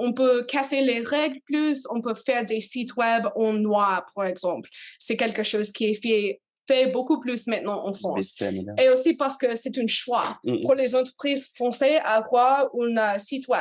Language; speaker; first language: French; non-native, learner; English